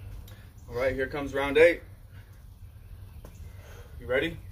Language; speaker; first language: English; native; English